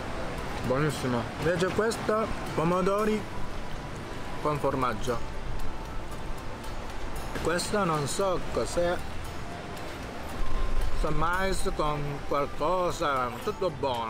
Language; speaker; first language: Italian; non-native, learner; Japanese